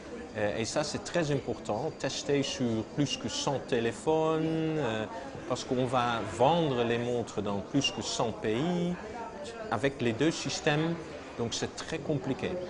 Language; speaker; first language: French; non-native, fluent; Dutch